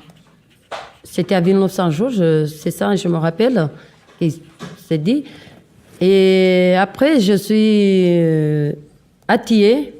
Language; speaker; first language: French; non-native, learner; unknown